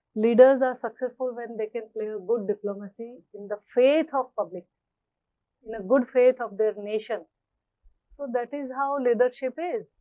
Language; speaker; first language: English; non-native, local second language; Gujarati